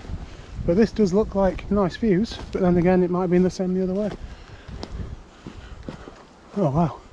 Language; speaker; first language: English; native; English